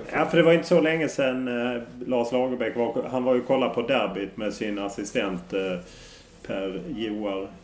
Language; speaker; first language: Swedish; native; Swedish